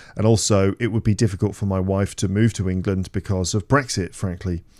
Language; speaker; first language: English; native; English